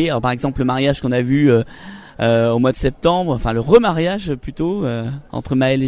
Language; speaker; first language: French; native; French